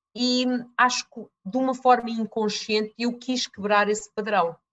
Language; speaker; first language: Portuguese; early bilingual, other home language; English